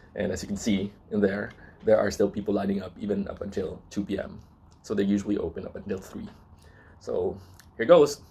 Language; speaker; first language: English; non-native, local second language; Cebuano